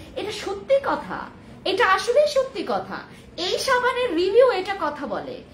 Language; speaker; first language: Bangla; non-native, local second language; Khasi